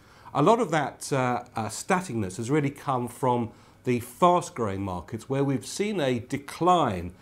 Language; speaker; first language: English; native; English